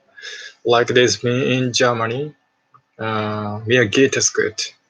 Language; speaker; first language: German; non-native, learner; Japanese